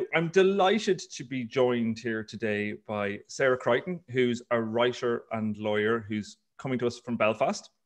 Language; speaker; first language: English; native; English